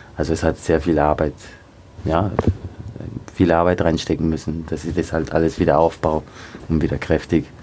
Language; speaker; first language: German; early bilingual, other home language; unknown